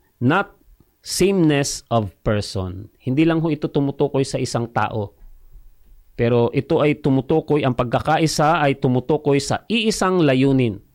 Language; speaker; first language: Filipino; non-native, local second language; Cebuano